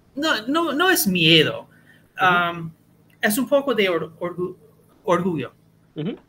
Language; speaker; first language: Spanish; non-native, learner; English